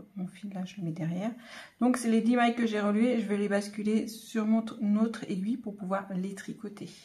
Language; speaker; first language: French; native; French